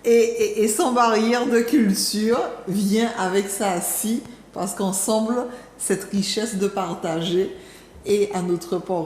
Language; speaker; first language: French; native; French